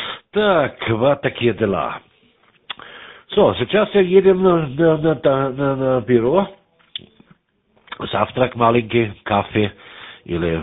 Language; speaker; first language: Russian; non-native, learner; German